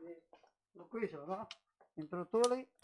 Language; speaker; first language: Italian; non-native, learner; Chinese